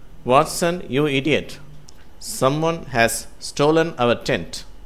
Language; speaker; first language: English; non-native, local second language; Tamil